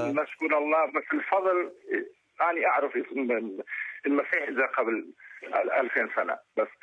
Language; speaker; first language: Arabic; non-native, local second language; Kurdish